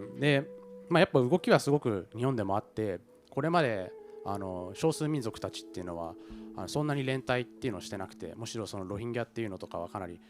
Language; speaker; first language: Japanese; native; Japanese